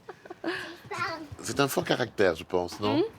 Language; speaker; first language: French; native; French